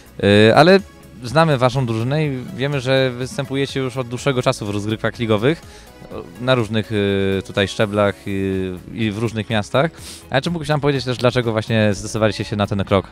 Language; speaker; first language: Polish; native; Polish